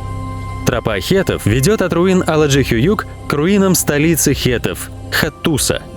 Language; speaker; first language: Russian; native; Russian